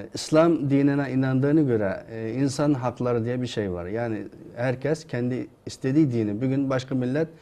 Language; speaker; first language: Turkish; non-native, fluent; Uyghur